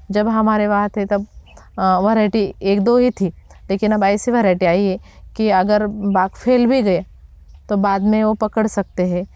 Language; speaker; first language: Hindi; non-native, local second language; Marathi